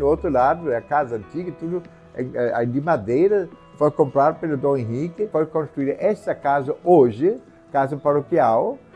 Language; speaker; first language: Portuguese; non-native, fluent; German